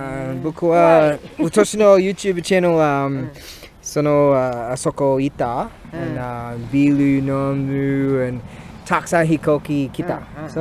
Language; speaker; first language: Japanese; non-native, learner; English